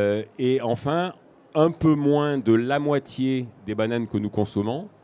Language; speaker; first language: French; native; French